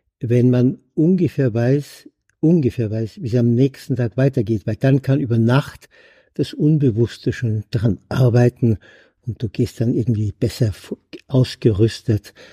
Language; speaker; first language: German; native; German